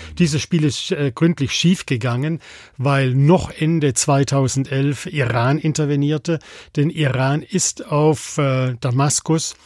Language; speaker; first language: German; native; German